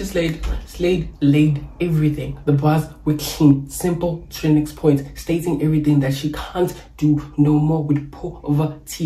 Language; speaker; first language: English; non-native, local second language; Zulu